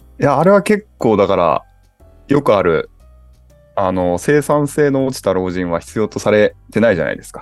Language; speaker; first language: Japanese; native; Japanese